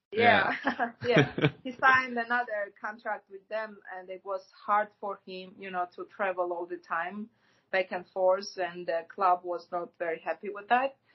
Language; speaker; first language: English; non-native, fluent; Armenian